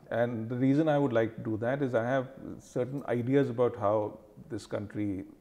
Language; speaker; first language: English; non-native, local second language; Hindi